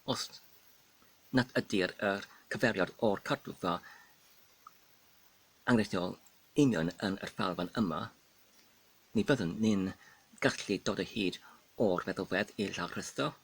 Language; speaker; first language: Welsh; non-native, learner; Polish